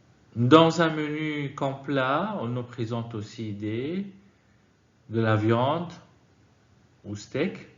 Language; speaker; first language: French; non-native, fluent; Arabic